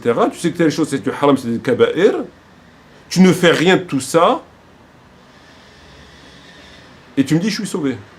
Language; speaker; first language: French; native; French